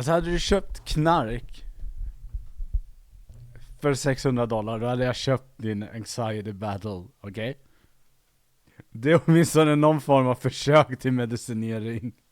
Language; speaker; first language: Swedish; native; Swedish